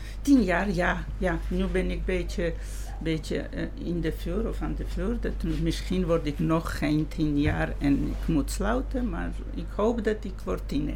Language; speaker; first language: Dutch; non-native, fluent; Georgian